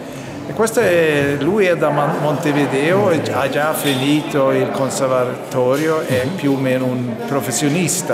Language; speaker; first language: Italian; non-native, fluent; Swedish